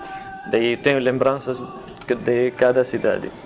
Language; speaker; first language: Portuguese; non-native, fluent; Arabic